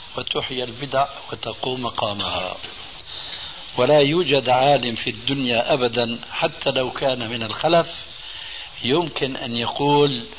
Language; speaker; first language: Arabic; early bilingual, other home language; Albanian